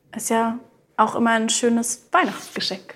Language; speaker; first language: German; native; German